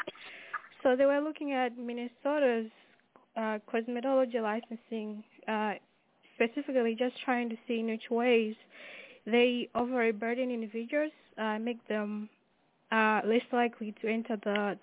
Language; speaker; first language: English; non-native, local second language; Nyanja